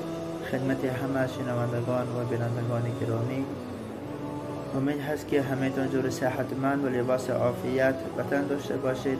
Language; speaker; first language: Persian; native; Persian